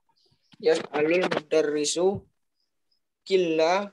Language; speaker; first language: Arabic; non-native, learner; Indonesian